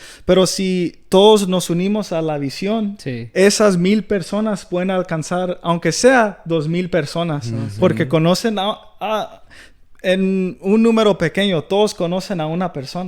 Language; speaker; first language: Spanish; early bilingual, heritage; Spanish